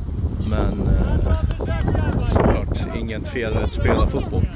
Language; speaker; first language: Swedish; non-native, fluent; Turkish